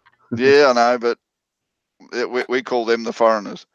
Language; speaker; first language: English; native; English